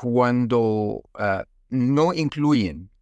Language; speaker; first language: Spanish; non-native, fluent; French